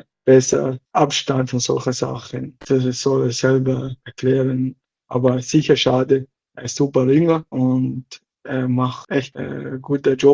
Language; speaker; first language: German; non-native, learner; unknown